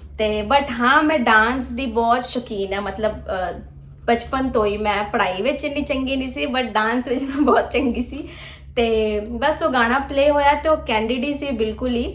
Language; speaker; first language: Punjabi; early bilingual, heritage; Punjabi